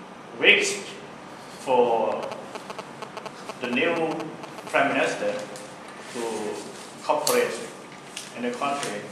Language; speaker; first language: English; non-native, learner; Thai